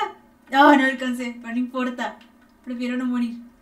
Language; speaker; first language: Spanish; native; Spanish